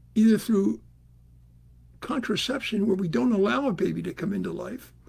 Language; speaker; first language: English; native; English